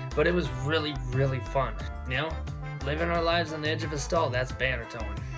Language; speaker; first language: English; native; English